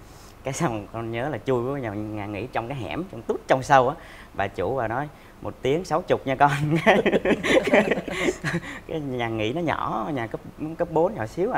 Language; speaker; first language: Vietnamese; native; Vietnamese